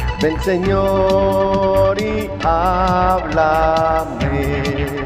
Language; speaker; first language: Spanish; native; Spanish